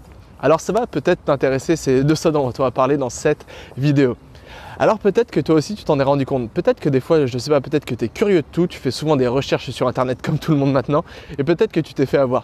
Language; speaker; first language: French; native; French